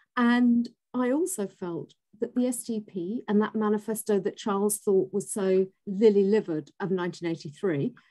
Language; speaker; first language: English; native; English